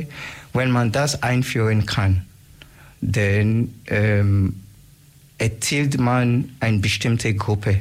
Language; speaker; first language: German; non-native, learner; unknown